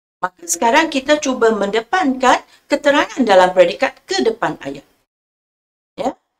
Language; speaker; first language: Malay; non-native, local second language; Chinese